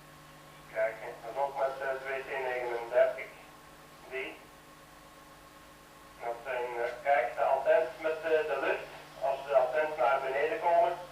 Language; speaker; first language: Dutch; native; Dutch